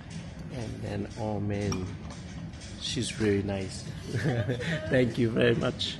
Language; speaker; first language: English; early bilingual, heritage; Vietnamese